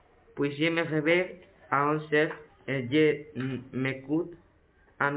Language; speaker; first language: French; non-native, learner; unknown